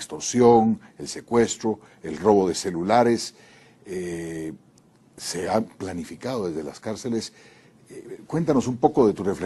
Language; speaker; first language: Spanish; native; Spanish